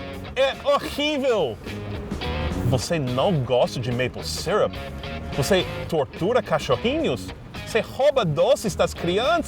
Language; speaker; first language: Portuguese; non-native, fluent; English